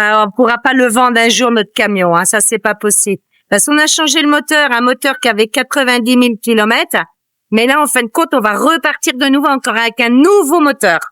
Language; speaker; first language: French; native; French